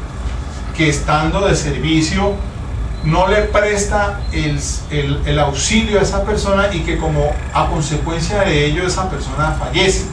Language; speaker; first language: Spanish; native; Spanish